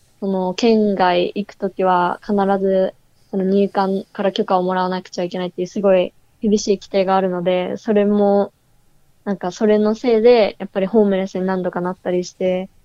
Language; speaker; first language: Japanese; native; Japanese